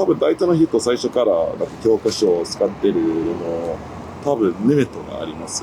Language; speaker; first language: Japanese; non-native, learner; English